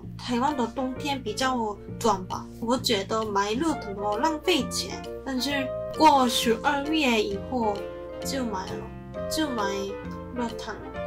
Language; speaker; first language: Chinese; non-native, learner; Korean